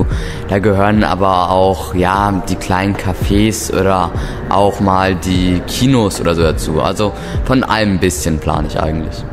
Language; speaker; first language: German; native; German